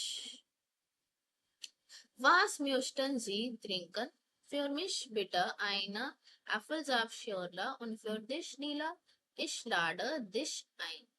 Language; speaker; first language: German; non-native, fluent; Hindi